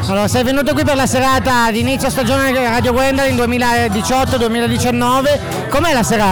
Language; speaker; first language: Italian; native; Italian